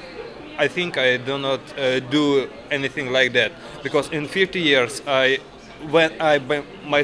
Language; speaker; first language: English; non-native, learner; Ukrainian